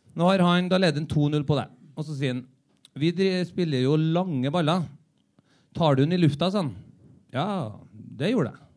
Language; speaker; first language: Norwegian; native; Norwegian